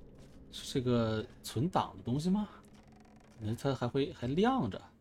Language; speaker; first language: Chinese; native; Chinese